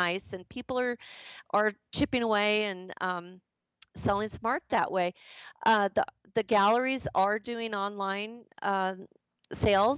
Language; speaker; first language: English; native; English